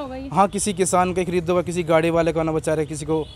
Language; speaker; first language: Hindi; native; Hindi